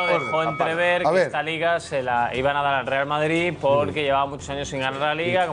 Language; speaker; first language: Spanish; native; Spanish